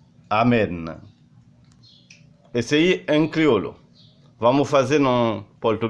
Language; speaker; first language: Portuguese; non-native, learner; Haitian Creole